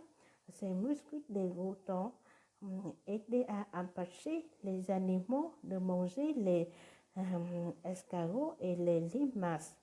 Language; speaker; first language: French; non-native, learner; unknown